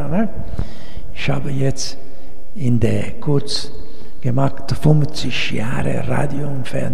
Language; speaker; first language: German; non-native, fluent; Italian